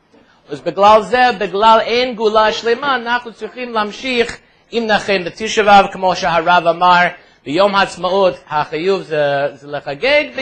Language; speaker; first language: Hebrew; non-native, fluent; English